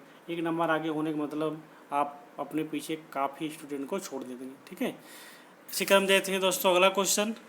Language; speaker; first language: Hindi; native; Hindi